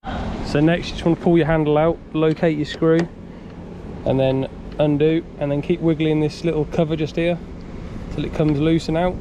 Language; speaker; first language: English; native; English